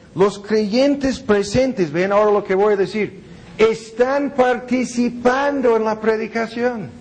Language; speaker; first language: Spanish; non-native, fluent; English